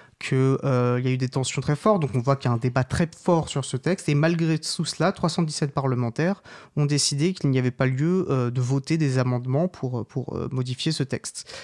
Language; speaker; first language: French; native; French